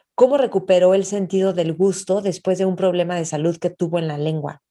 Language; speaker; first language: Spanish; native; Spanish